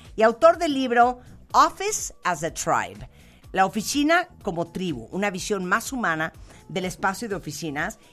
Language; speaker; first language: Spanish; native; Spanish